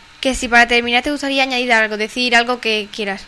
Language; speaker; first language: Spanish; native; Spanish